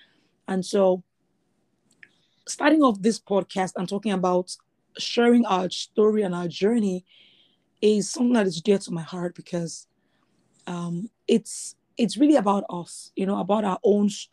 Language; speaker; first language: English; non-native, local second language; Yoruba